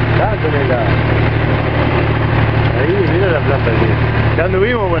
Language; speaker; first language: Spanish; native; Spanish